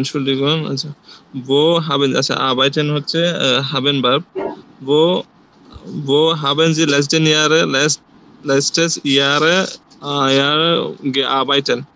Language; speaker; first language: German; non-native, learner; Bangla